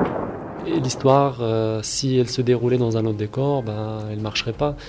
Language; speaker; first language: French; non-native, local second language; Arabic